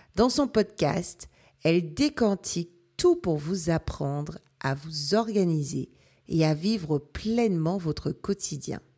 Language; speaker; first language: French; native; French